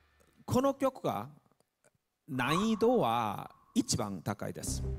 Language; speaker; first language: Japanese; non-native, learner; Korean